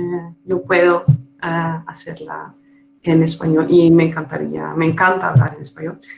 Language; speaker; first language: Spanish; non-native, fluent; Dutch